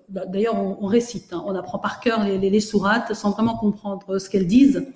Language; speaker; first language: French; native; French